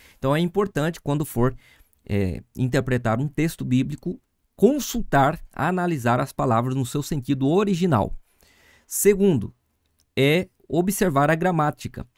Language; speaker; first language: Portuguese; native; Portuguese